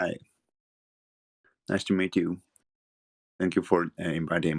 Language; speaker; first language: English; non-native, learner; Japanese